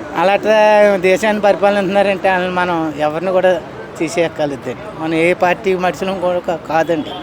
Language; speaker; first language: Telugu; native; Telugu